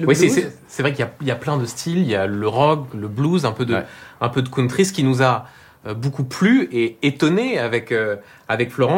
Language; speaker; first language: French; native; French